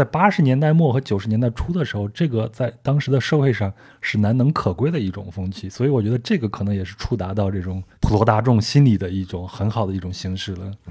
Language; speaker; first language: Chinese; native; Chinese